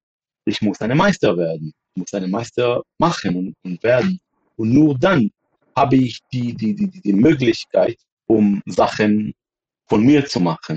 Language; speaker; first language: German; non-native, fluent; Hebrew